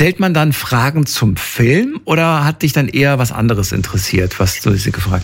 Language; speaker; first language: German; native; German